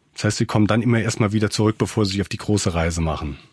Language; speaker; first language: German; native; German